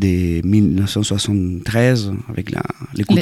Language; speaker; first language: French; non-native, fluent; Spanish